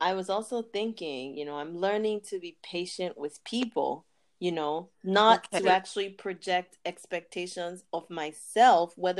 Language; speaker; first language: English; non-native, local second language; Igbo